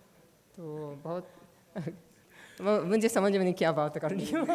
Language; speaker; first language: Hindi; non-native, learner; Japanese